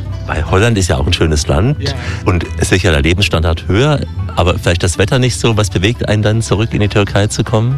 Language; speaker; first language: German; native; German